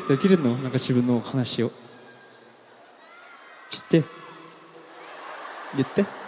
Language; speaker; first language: Japanese; non-native, learner; Korean